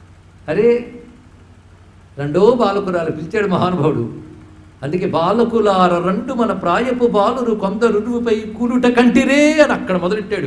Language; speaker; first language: Telugu; native; Telugu